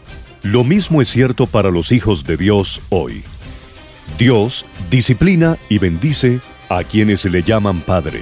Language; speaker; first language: Spanish; native; Spanish